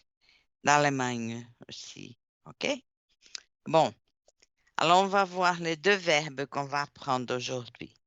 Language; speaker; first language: French; non-native, fluent; Portuguese